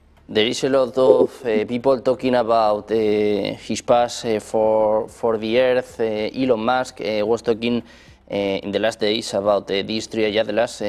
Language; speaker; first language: English; non-native, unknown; Spanish